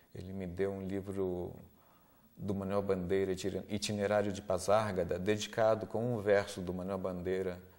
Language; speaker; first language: Portuguese; early bilingual, other home language; Spanish